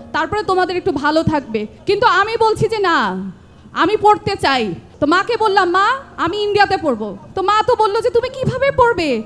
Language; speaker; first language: Bangla; non-native, local second language; Santali